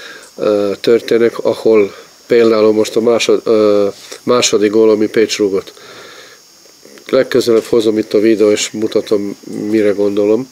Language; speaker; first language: Hungarian; non-native, fluent; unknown